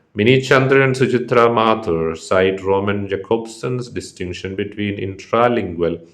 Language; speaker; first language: English; non-native, local second language; Malayalam